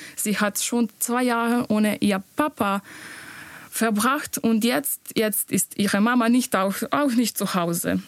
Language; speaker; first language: German; non-native, learner; Bosnian